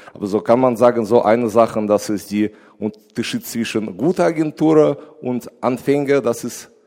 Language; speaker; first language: German; non-native, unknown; Russian